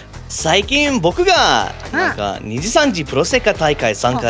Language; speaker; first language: Japanese; non-native, learner; English